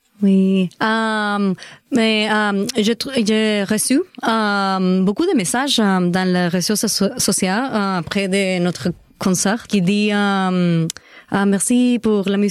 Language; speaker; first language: French; non-native, learner; Spanish